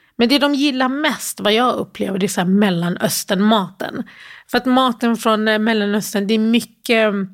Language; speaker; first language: Swedish; early bilingual, other home language; Arabic